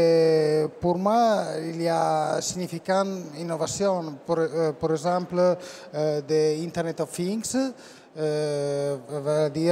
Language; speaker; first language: French; non-native, learner; Italian